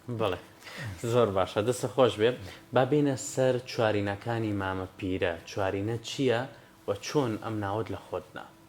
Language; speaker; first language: Central Kurdish; native; Central Kurdish